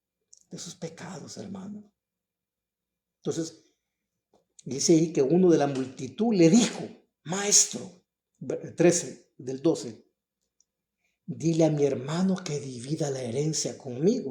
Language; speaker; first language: Spanish; native; Spanish